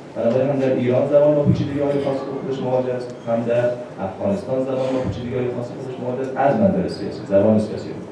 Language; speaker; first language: Persian; native; Persian